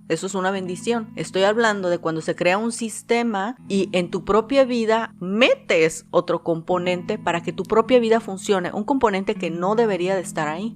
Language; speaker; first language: Spanish; native; Spanish